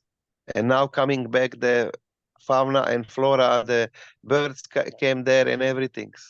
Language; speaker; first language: English; non-native, learner; Slovak